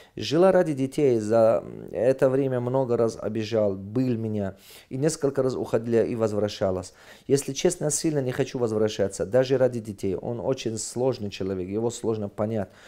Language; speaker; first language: Russian; non-native, local second language; Tajik